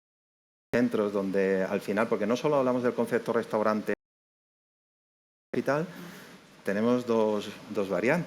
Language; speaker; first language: Spanish; native; Spanish